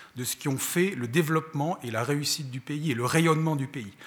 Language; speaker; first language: French; native; French